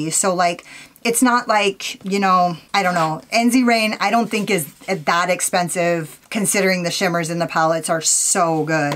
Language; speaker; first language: English; native; English